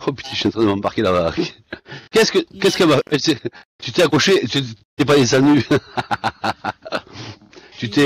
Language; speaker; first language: French; native; French